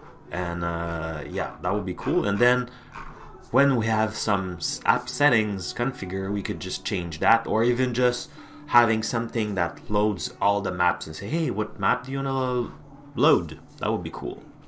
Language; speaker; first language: English; non-native, fluent; French